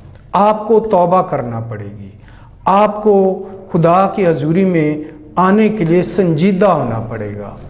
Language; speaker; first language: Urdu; non-native, local second language; Punjabi